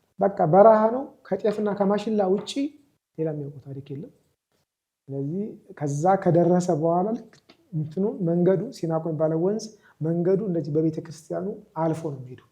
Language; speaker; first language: Amharic; native; Amharic